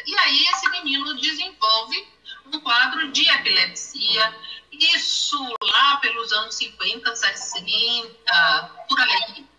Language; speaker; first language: Portuguese; native; Portuguese